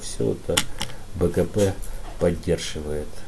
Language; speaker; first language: Russian; native; Russian